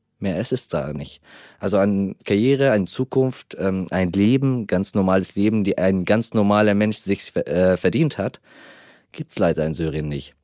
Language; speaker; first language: German; non-native, fluent; Arabic